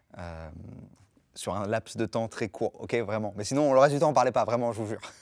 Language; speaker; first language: French; native; French